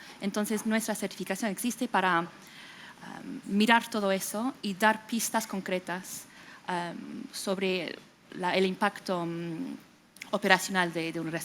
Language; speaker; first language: Spanish; non-native, fluent; English